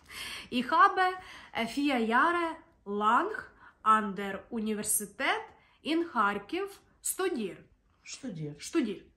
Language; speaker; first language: German; non-native, learner; Ukrainian